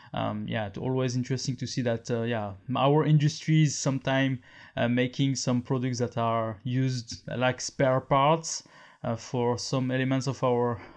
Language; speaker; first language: English; non-native, fluent; French